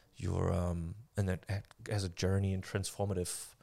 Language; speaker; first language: English; non-native, fluent; German